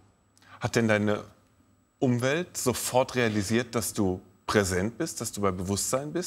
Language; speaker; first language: German; native; German